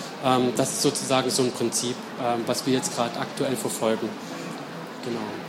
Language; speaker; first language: German; native; German